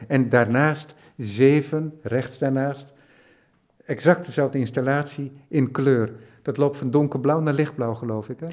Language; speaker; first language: Dutch; native; Dutch